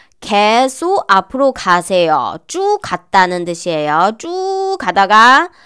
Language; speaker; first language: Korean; non-native, learner; Chinese